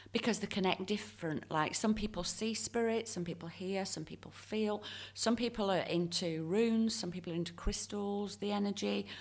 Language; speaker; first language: English; native; English